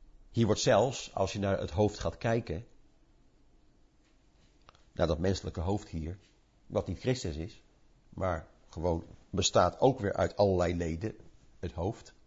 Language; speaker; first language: Dutch; native; Dutch